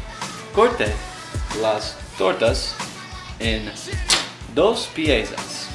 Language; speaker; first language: Spanish; non-native, learner; English